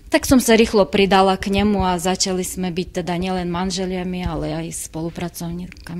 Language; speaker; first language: Slovak; non-native, fluent; Ukrainian